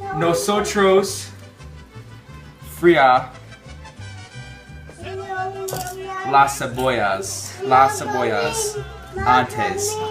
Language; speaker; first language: Spanish; non-native, learner; English